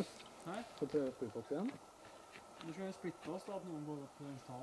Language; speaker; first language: Norwegian; native; Norwegian